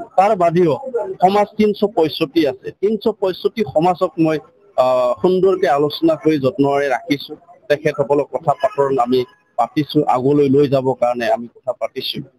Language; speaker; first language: Assamese; non-native, local second language; Bodo